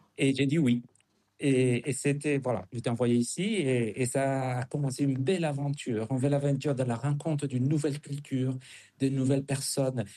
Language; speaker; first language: French; non-native, fluent; Spanish